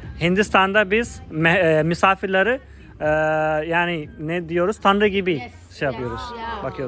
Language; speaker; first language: Turkish; non-native, fluent; Hindi